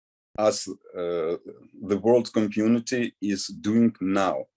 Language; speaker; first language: English; non-native, learner; Ukrainian